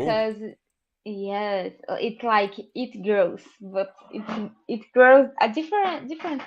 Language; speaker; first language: English; non-native, learner; Portuguese